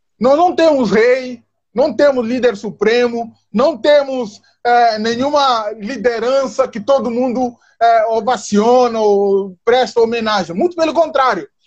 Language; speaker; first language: Portuguese; non-native, local second language; Upper Guinea Crioulo